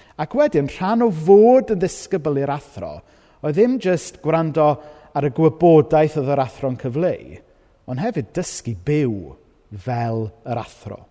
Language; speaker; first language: Welsh; native; Welsh